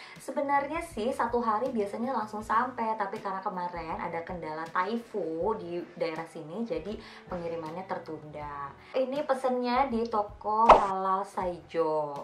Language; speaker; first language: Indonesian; native; Indonesian